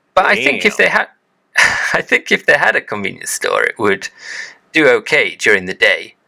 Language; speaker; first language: English; native; English